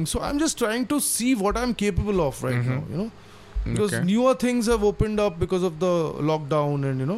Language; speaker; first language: English; non-native, local second language; Bangla